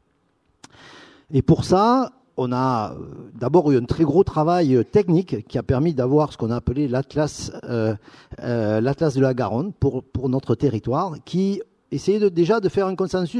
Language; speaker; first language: French; native; French